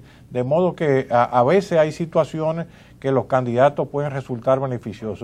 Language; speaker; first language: Spanish; native; Spanish